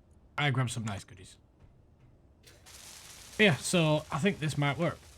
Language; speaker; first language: English; native; English